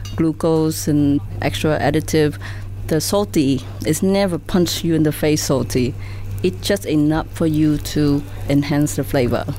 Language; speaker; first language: English; non-native, fluent; Vietnamese